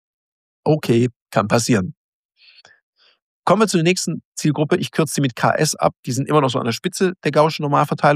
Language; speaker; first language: German; native; German